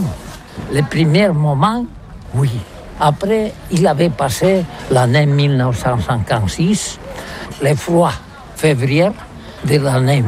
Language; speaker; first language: French; non-native, learner; Catalan